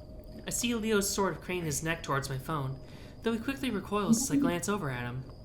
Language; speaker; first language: English; native; English